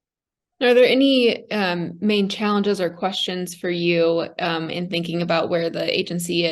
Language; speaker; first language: English; native; English